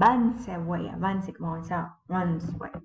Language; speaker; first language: English; non-native, learner; Spanish